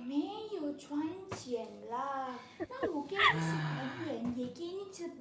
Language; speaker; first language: Chinese; non-native, learner; Indonesian